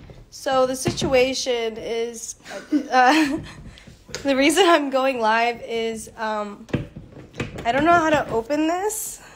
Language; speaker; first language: English; early bilingual, other home language; Spanish